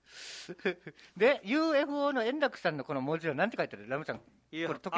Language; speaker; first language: Japanese; native; Japanese